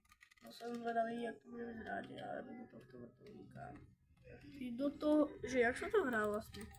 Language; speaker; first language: Czech; non-native, learner; Slovak